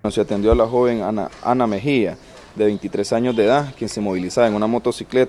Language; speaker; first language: Spanish; native; Spanish